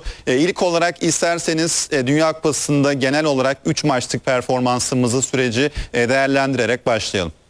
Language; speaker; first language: Turkish; native; Turkish